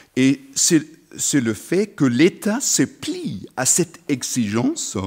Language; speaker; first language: French; non-native, fluent; German